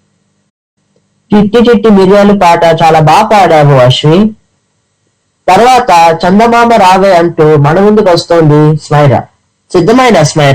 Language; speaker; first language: Telugu; early bilingual, heritage; Telugu